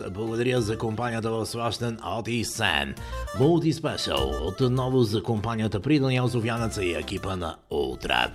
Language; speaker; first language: Bulgarian; native; Bulgarian